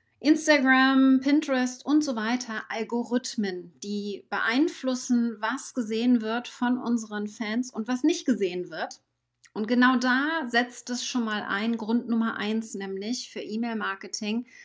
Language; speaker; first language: German; native; German